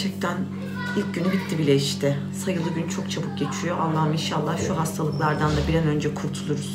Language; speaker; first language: Turkish; native; Turkish